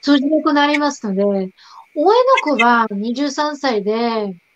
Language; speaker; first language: Japanese; non-native, fluent; Slovak